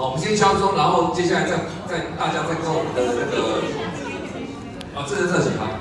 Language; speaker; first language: Chinese; native; Chinese